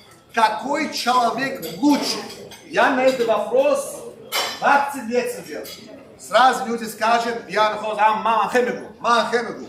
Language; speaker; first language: Russian; non-native, local second language; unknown